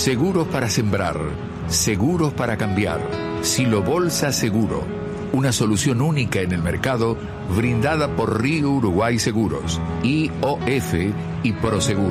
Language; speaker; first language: Spanish; native; Spanish